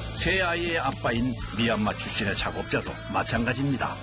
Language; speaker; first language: Korean; native; Korean